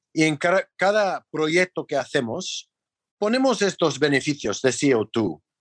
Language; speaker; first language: Spanish; non-native, fluent; English